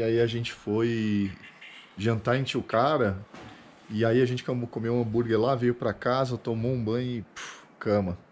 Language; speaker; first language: Portuguese; native; Portuguese